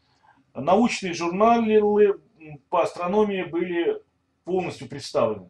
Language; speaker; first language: Russian; native; Russian